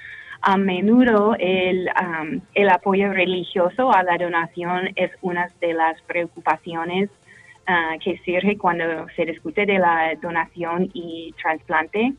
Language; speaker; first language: Spanish; non-native, fluent; English